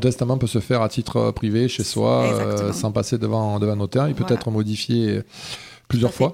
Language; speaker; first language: French; native; French